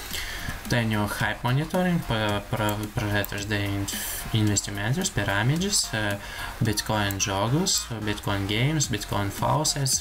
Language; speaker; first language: Portuguese; non-native, learner; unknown